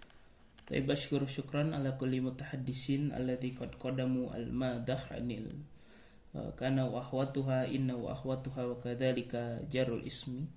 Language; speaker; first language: Arabic; non-native, learner; Indonesian